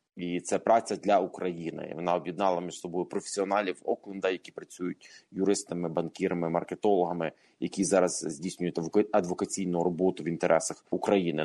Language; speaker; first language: Ukrainian; native; Ukrainian